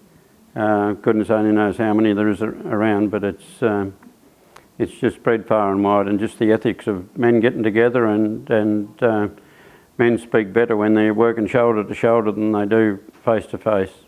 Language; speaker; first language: English; native; English